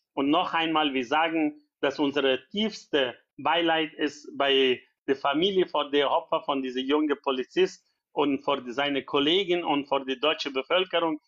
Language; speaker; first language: German; non-native, learner; Persian